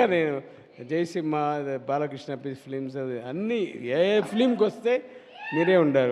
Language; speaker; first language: Telugu; non-native, learner; Tamil